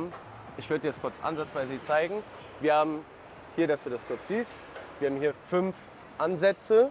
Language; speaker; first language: German; native; German